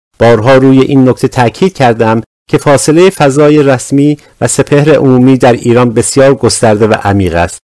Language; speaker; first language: Persian; non-native, local second language; Azerbaijani